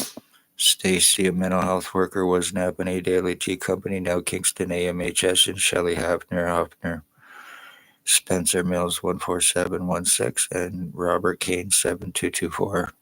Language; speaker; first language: English; native; English